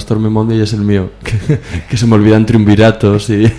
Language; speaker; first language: Spanish; native; Spanish